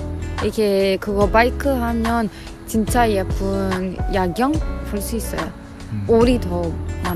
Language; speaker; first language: Korean; non-native, learner; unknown